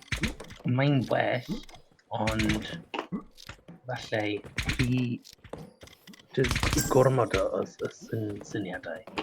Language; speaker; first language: Welsh; non-native, learner; English